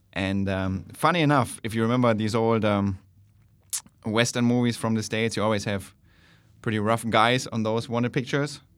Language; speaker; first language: English; non-native, fluent; German